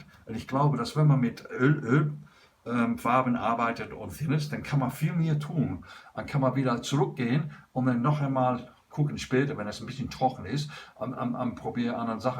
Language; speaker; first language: German; non-native, learner; English